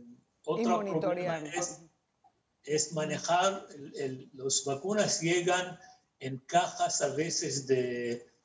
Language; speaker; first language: Spanish; non-native, fluent; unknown